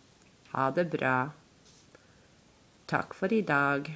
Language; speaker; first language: Norwegian; non-native, learner; English